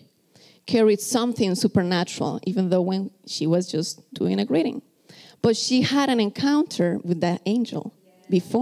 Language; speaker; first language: English; non-native, fluent; Spanish